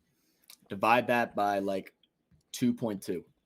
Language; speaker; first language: English; native; English